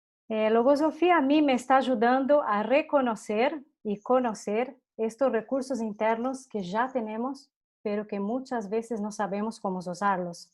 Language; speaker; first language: Spanish; non-native, fluent; Portuguese